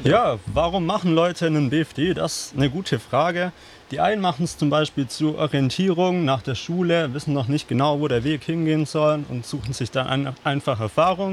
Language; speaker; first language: German; native; German